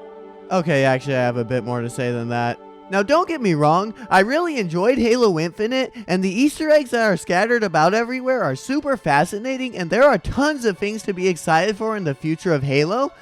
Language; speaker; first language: English; native; English